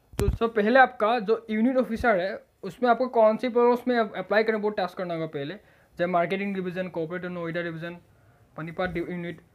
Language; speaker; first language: Hindi; non-native, local second language; Assamese